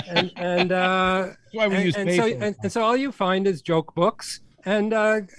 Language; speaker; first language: English; native; English